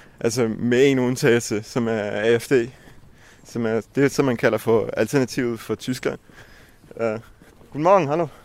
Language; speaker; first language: Danish; early bilingual, heritage; Danish